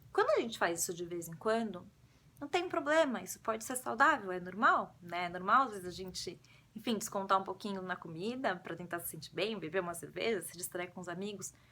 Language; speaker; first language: Portuguese; native; Portuguese